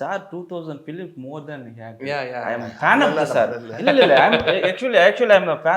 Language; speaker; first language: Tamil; non-native, learner; Telugu